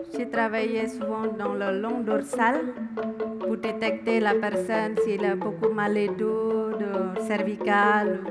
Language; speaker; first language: French; non-native, learner; Indonesian